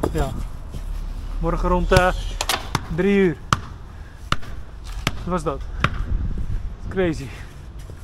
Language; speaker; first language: Dutch; native; Dutch